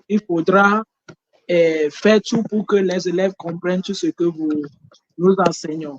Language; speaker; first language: French; non-native, fluent; Ewe